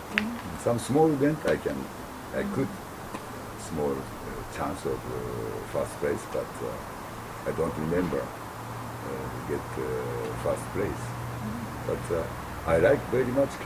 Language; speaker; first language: English; non-native, learner; Japanese